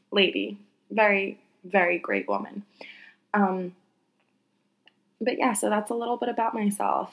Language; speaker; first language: English; native; English